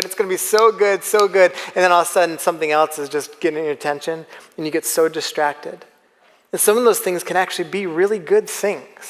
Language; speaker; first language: English; native; English